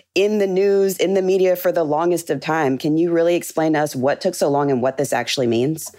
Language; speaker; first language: English; native; English